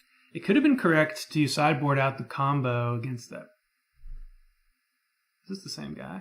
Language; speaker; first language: English; native; English